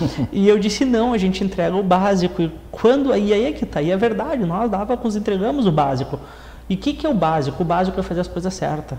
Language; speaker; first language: Portuguese; native; Portuguese